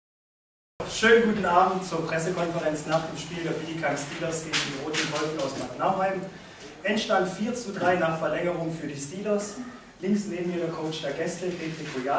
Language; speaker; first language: German; native; German